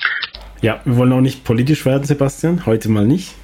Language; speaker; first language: German; native; German